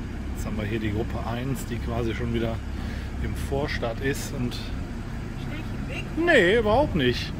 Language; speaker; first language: German; native; German